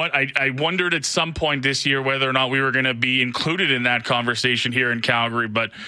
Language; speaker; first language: English; native; English